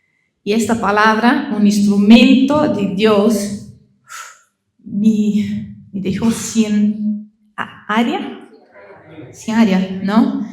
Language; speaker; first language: Spanish; non-native, learner; Portuguese